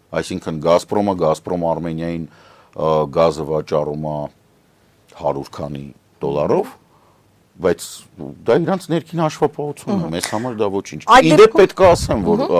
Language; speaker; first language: Armenian; native; Armenian